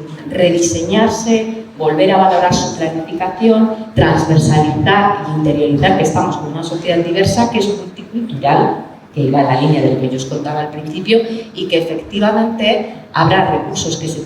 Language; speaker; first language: Spanish; native; Spanish